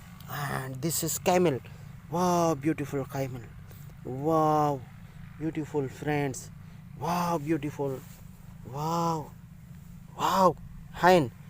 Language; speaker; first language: English; non-native, learner; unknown